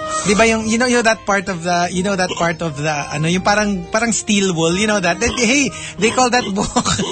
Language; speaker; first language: English; non-native, local second language; Filipino